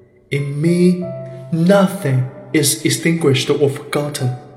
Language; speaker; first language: English; non-native, fluent; Chinese